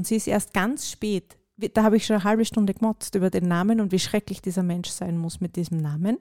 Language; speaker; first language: German; native; German